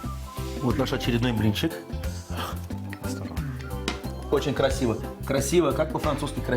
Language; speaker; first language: Russian; native; Russian